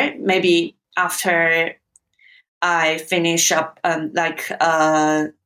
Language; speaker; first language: English; non-native, fluent; Chinese